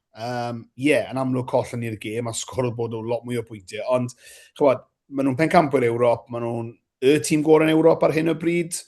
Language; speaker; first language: Welsh; native; Welsh